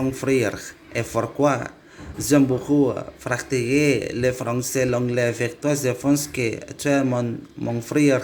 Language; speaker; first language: French; non-native, learner; Indonesian